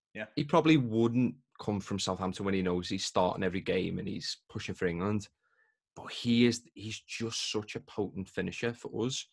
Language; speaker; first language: English; native; English